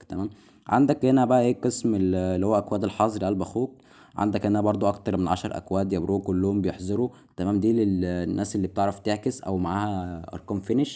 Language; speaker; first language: Arabic; native; Arabic